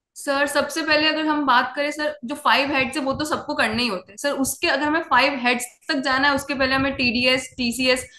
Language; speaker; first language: Hindi; native; Hindi